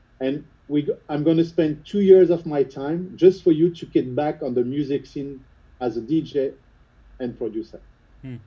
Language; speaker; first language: English; non-native, fluent; French